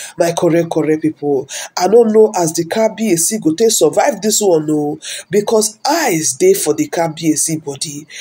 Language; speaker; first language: Nigerian Pidgin; non-native, local second language; Yoruba